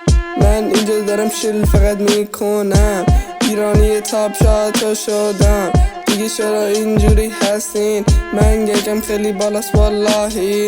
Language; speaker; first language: Persian; early bilingual, heritage; Persian